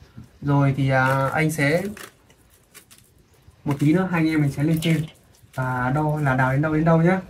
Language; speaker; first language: Vietnamese; native; Vietnamese